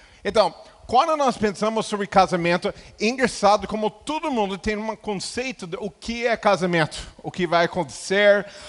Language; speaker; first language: Portuguese; non-native, fluent; English